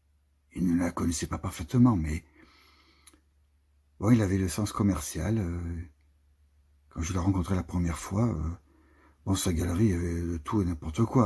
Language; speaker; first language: French; native; French